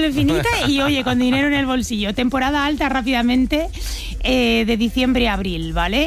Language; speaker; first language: Spanish; native; Spanish